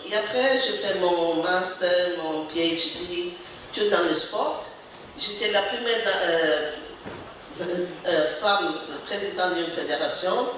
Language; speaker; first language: French; non-native, learner; Portuguese